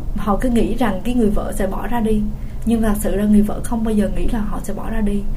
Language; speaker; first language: Vietnamese; early bilingual, heritage; Vietnamese